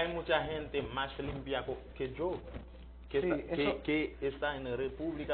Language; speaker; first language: Spanish; non-native, learner; Haitian Creole